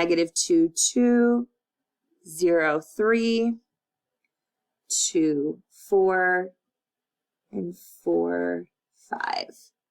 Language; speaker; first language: English; native; English